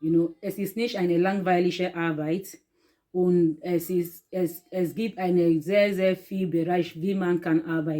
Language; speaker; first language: German; non-native, learner; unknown